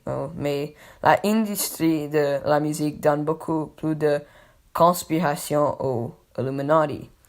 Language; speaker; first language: French; non-native, learner; English